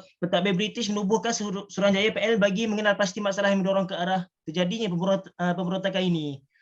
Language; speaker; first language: Malay; native; Malay